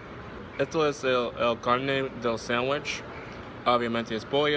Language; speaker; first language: Spanish; non-native, learner; English